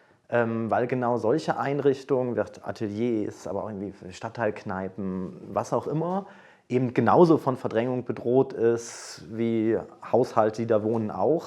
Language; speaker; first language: German; native; German